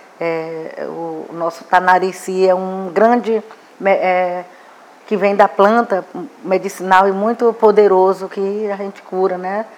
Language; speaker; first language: Portuguese; non-native, local second language; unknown